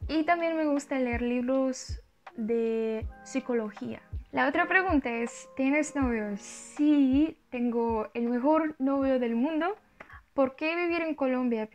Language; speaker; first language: Spanish; non-native, learner; Russian